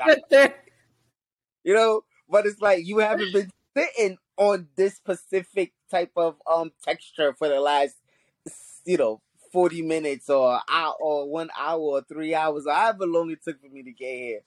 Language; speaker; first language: English; early bilingual, other home language; Haitian Creole